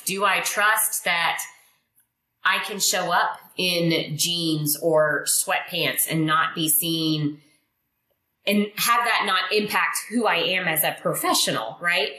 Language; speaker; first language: English; non-native, fluent; Indonesian